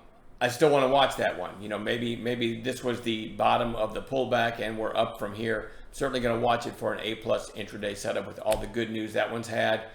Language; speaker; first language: English; native; English